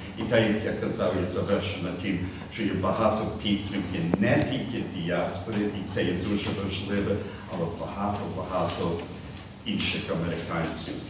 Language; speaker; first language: Ukrainian; early bilingual, heritage; Ukrainian